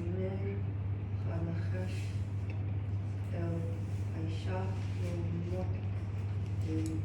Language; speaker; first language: Hebrew; non-native, learner; English